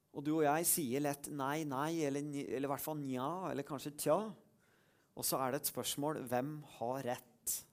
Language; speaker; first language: Norwegian; native; Norwegian